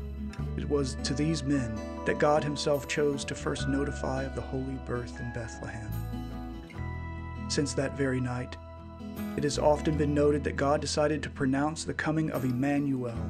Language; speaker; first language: English; native; English